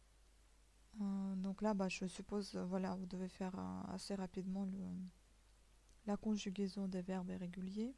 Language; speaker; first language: French; native; French